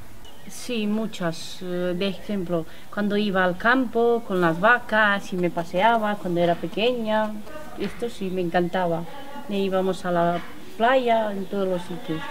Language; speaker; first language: Spanish; non-native, fluent; Romanian